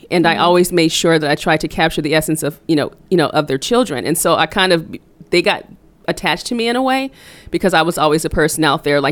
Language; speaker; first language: English; native; English